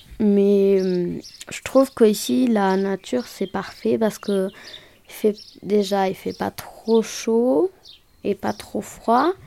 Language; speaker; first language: French; non-native, local second language; German